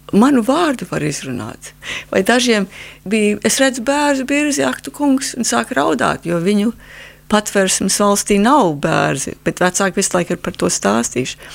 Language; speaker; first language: Latvian; early bilingual, heritage; Latvian